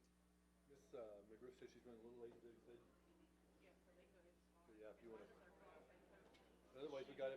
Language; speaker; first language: English; native; English